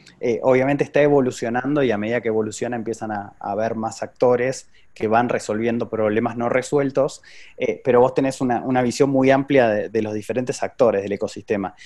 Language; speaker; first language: Spanish; native; Spanish